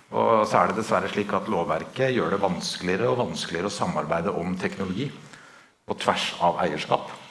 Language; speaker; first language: Norwegian; native; Norwegian